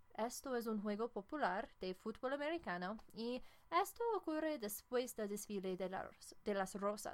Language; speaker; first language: Spanish; non-native, fluent; English